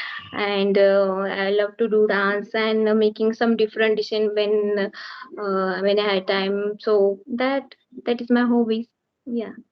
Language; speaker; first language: English; non-native, learner; Marathi